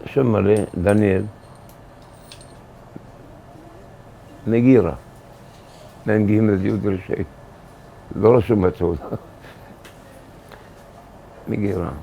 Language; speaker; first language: Hebrew; early bilingual, other home language; Arabic